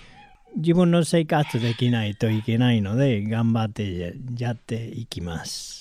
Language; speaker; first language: Japanese; non-native, learner; Spanish